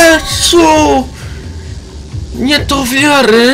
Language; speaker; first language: Polish; non-native, learner; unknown